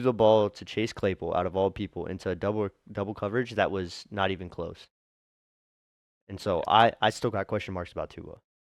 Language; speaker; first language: English; native; English